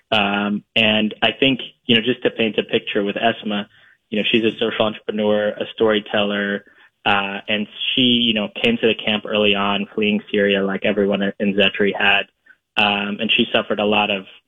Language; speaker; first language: English; native; English